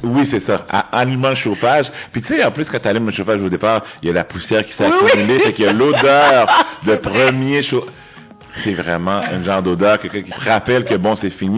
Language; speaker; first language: French; native; French